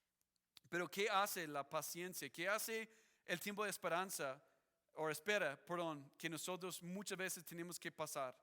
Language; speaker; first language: Spanish; non-native, fluent; English